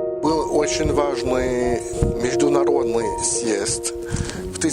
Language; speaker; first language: Russian; early bilingual, heritage; Russian